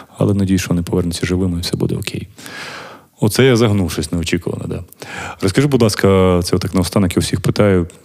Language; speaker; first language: Ukrainian; native; Ukrainian